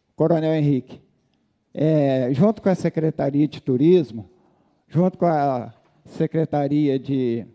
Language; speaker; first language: Portuguese; native; Portuguese